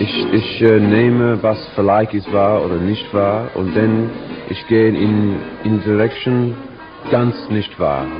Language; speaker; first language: German; non-native, learner; English